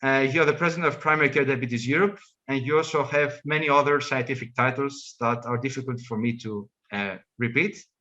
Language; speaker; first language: English; non-native, fluent; Greek